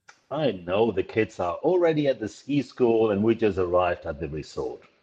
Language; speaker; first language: English; non-native, fluent; Spanish